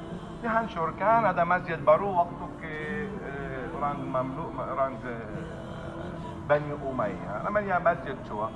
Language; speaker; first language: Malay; non-native, learner; Arabic